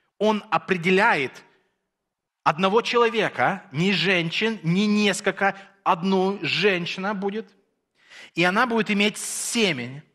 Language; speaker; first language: Russian; early bilingual, heritage; Russian